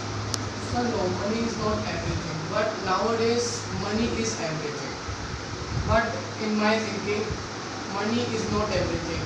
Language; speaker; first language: English; non-native, learner; Hindi